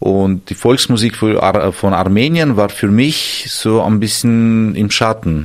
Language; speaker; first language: German; non-native, fluent; Armenian